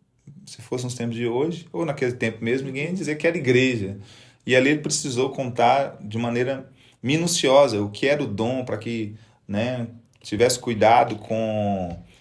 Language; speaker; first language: Portuguese; native; Portuguese